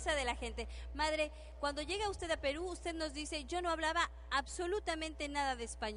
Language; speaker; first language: Spanish; native; Spanish